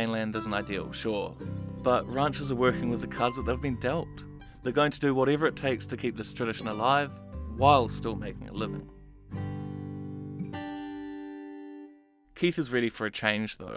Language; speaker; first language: English; native; English